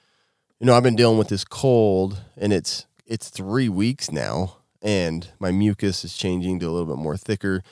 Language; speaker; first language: English; native; English